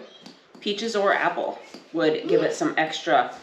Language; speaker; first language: English; native; English